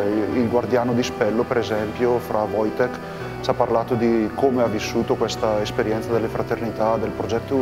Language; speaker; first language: Italian; native; Italian